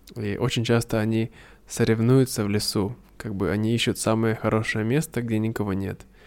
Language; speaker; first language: Russian; native; Russian